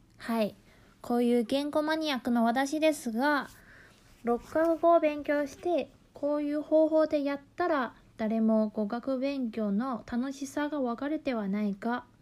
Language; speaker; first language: Japanese; non-native, fluent; Chinese